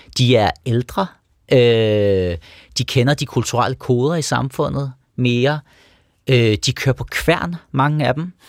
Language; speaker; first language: Danish; early bilingual, other home language; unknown